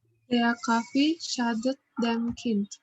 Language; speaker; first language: German; non-native, learner; Indonesian